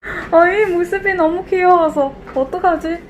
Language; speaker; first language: Korean; non-native, fluent; Mongolian